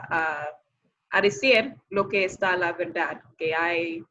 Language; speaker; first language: Spanish; non-native, fluent; English